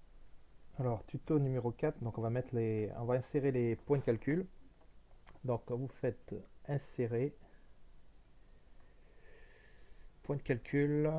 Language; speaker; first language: French; native; French